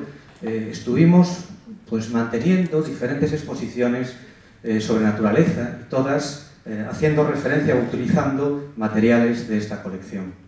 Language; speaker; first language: Spanish; native; Spanish